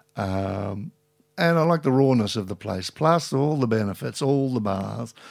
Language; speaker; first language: English; native; English